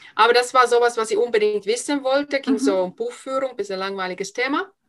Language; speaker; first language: German; non-native, fluent; Finnish